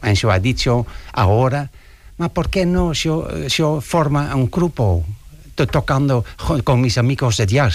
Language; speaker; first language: Spanish; non-native, learner; Dutch